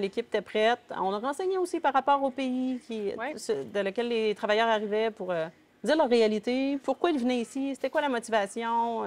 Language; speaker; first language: French; native; French